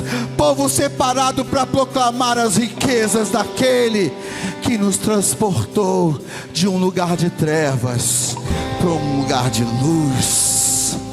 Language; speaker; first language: Portuguese; native; Portuguese